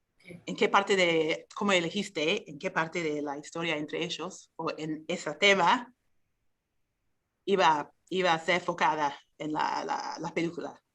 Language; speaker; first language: Spanish; non-native, fluent; English